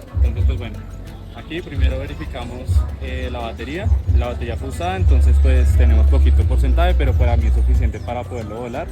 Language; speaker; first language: Spanish; native; Spanish